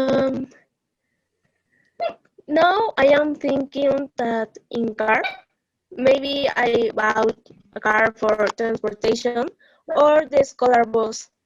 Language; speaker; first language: English; non-native, learner; Spanish